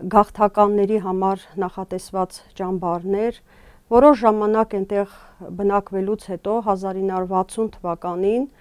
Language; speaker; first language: Armenian; native; Armenian